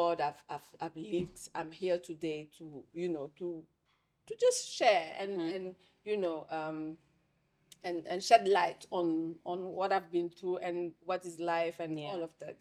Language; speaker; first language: English; non-native, fluent; French